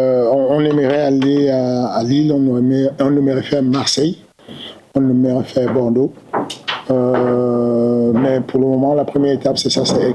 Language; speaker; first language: French; native; French